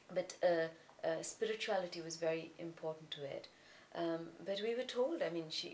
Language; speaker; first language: English; non-native, local second language; Tamil